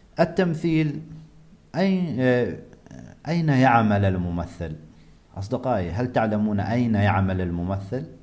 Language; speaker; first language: Arabic; native; Arabic